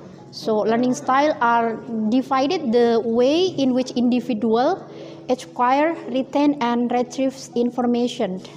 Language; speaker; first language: English; non-native, fluent; Indonesian